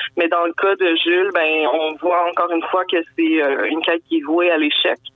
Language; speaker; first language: French; native; French